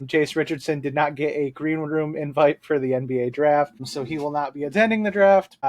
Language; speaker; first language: English; native; English